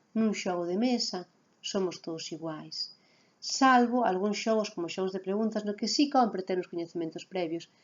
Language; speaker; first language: Galician; native; Galician